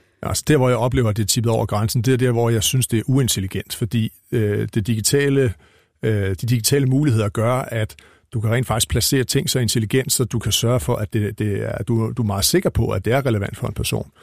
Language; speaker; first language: Danish; native; Danish